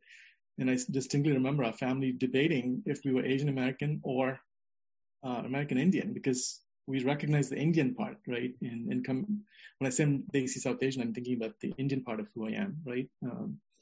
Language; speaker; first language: English; non-native, local second language; Telugu